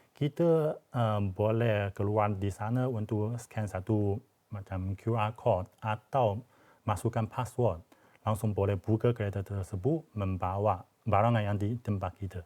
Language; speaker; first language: Malay; non-native, fluent; Chinese